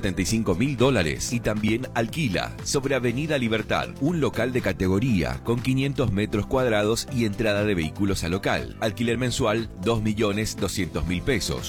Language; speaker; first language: Spanish; native; Spanish